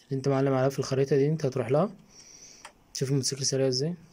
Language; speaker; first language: Arabic; native; Arabic